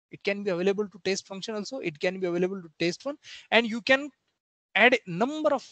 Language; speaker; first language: English; non-native, local second language; Marathi